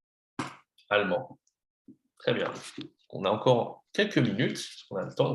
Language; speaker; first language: French; non-native, fluent; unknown